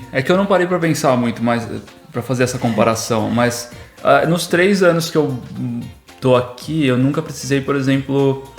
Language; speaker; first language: Portuguese; native; Portuguese